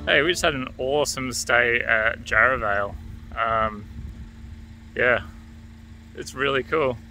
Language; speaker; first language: English; native; English